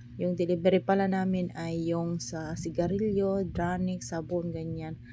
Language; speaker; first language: Filipino; native; Filipino